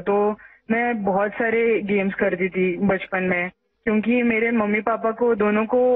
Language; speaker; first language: Hindi; non-native, local second language; Marathi